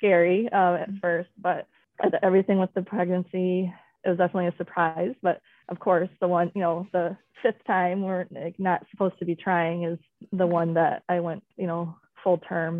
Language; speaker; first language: English; native; English